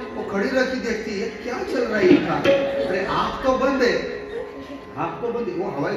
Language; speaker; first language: Hindi; non-native, local second language; Marathi